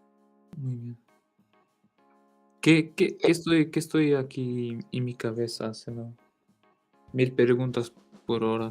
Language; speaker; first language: Spanish; non-native, learner; Portuguese